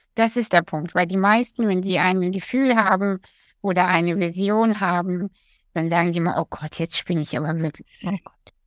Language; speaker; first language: German; early bilingual, other home language; Russian